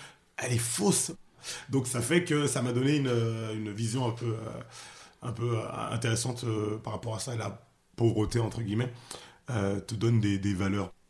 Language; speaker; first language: French; early bilingual, other home language; Haitian Creole